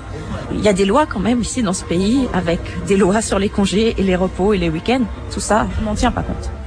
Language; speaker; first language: French; native; French